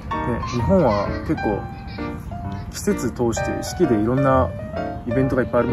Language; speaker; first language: Japanese; native; Japanese